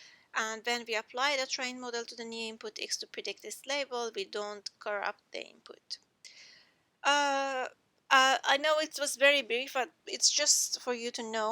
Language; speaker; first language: English; non-native, fluent; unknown